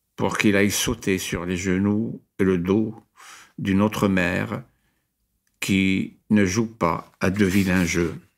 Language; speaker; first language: French; non-native, local second language; Arabic